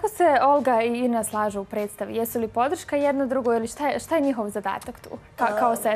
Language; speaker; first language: Croatian; native; Croatian